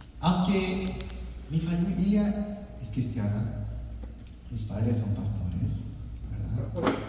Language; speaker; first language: Spanish; early bilingual, other home language; Korean